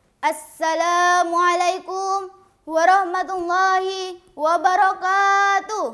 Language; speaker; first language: Arabic; non-native, learner; Indonesian